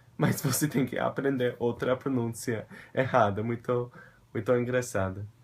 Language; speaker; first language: Portuguese; non-native, fluent; English